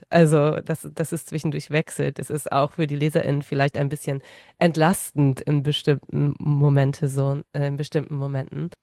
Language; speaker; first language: German; native; German